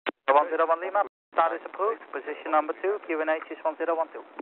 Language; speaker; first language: English; non-native, fluent; Dutch